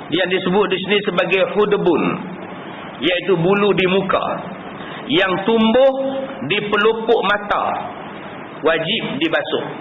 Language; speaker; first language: Malay; native; Malay